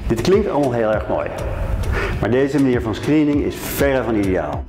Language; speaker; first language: Dutch; native; Dutch